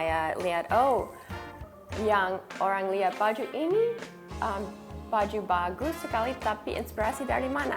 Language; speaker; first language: Indonesian; early bilingual, heritage; English